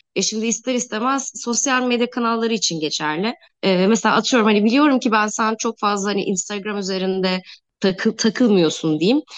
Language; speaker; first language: Turkish; native; Turkish